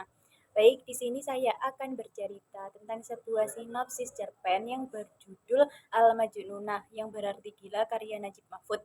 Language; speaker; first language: Indonesian; native; Indonesian